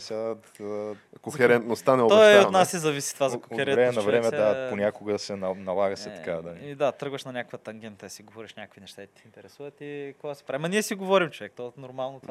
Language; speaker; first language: Bulgarian; native; Bulgarian